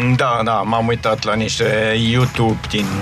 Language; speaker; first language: Romanian; non-native, fluent; German